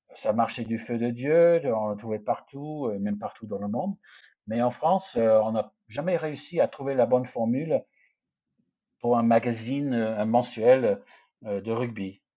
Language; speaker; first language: French; non-native, fluent; English